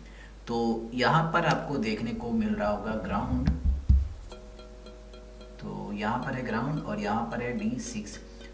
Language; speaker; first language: Hindi; native; Hindi